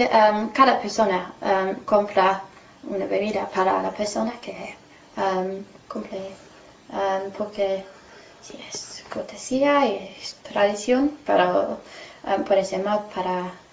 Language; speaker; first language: Spanish; non-native, fluent; English